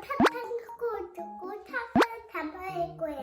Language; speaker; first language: Korean; early bilingual, heritage; Korean